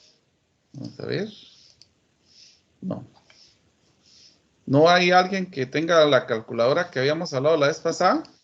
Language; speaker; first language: Spanish; native; Spanish